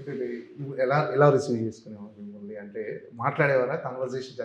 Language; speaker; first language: Telugu; native; Telugu